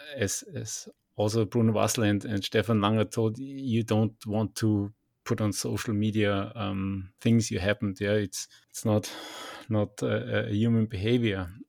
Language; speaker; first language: English; non-native, fluent; German